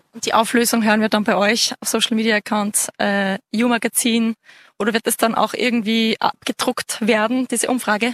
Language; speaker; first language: German; native; German